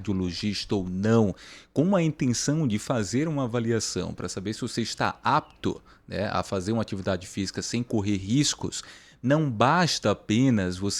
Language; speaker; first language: Portuguese; native; Portuguese